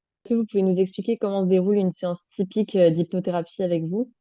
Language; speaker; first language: French; native; French